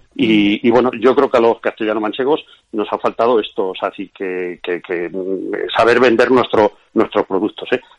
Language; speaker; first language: Spanish; native; Spanish